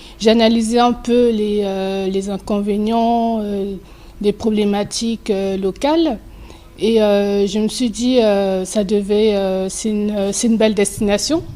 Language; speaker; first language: French; early bilingual, other home language; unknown